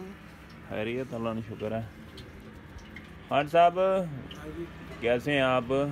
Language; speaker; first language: Hindi; non-native, local second language; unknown